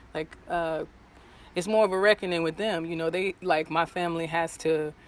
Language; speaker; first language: English; native; English